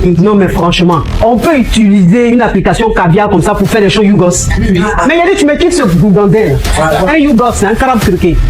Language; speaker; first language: French; non-native, local second language; Lingala